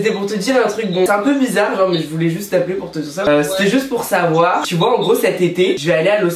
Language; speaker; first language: French; native; French